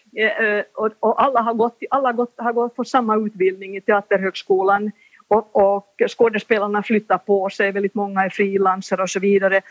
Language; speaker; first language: Swedish; native; Swedish